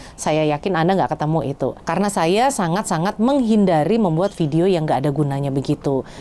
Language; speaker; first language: Indonesian; native; Indonesian